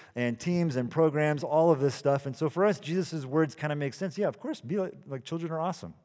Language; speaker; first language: English; early bilingual, other home language; Dutch